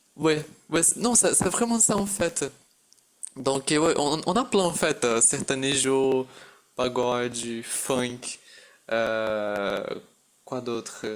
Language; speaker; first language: French; non-native, fluent; Portuguese